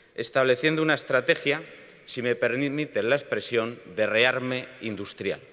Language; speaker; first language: Spanish; native; Spanish